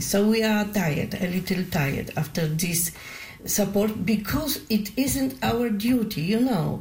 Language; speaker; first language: English; non-native, learner; Polish